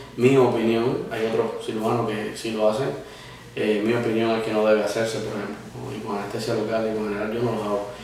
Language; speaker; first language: Spanish; native; Spanish